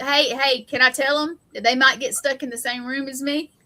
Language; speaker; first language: English; native; English